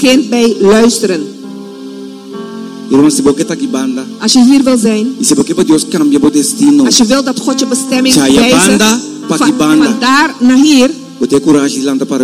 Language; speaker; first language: Dutch; non-native, local second language; Papiamento